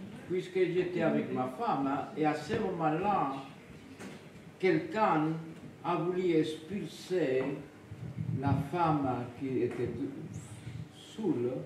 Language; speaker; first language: French; non-native, fluent; Spanish